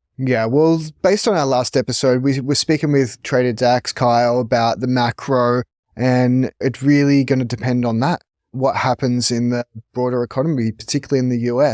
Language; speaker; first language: English; native; English